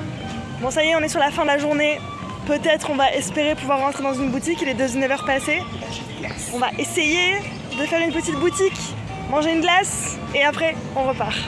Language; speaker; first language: French; native; French